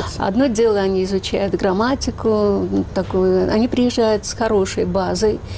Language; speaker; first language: Russian; native; Russian